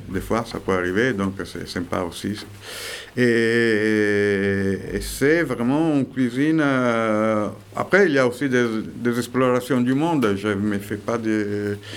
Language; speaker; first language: French; non-native, fluent; Italian